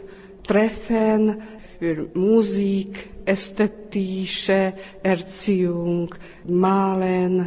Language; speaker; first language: German; non-native, fluent; Czech